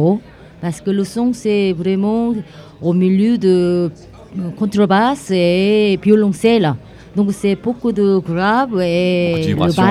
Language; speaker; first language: French; non-native, learner; Korean